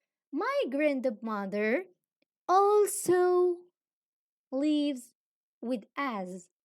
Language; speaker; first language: English; non-native, fluent; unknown